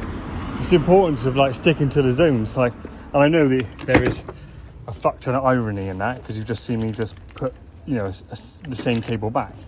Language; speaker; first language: English; native; English